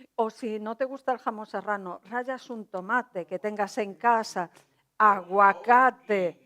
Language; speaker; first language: Spanish; non-native, local second language; Galician